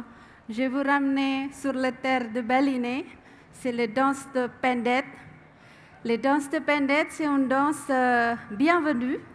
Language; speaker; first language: French; non-native, learner; Indonesian